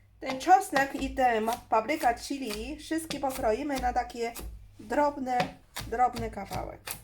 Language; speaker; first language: Polish; non-native, learner; Chinese